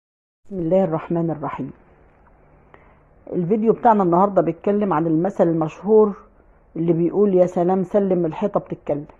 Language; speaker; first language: Arabic; native; Arabic